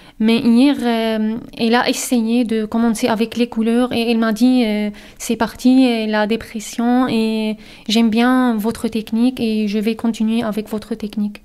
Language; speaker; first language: French; non-native, fluent; Arabic